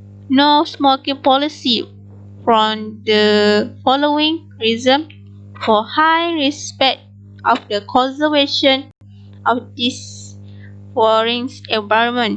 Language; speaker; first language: English; non-native, local second language; Malay